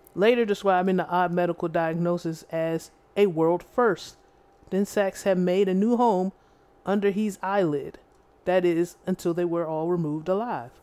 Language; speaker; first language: English; native; English